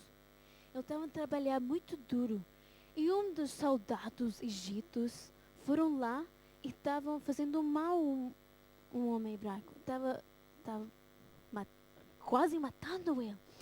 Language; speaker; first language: Portuguese; early bilingual, heritage; Portuguese